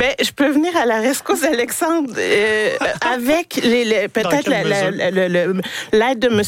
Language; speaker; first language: French; native; French